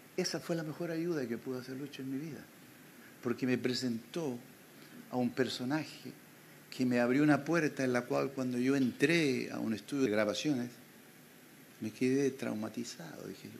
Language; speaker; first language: Spanish; native; Spanish